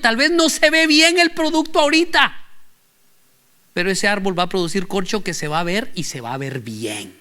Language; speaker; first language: Spanish; native; Spanish